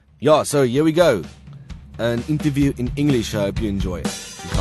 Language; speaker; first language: English; non-native, local second language; Afrikaans